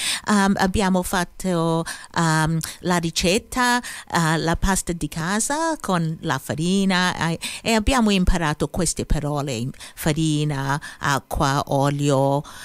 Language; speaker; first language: Italian; early bilingual, heritage; English